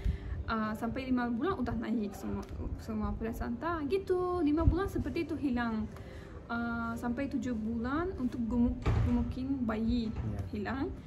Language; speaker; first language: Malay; non-native, learner; Turkish